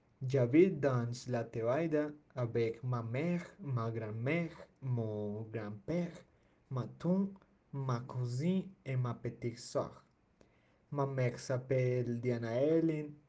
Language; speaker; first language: French; non-native, learner; Spanish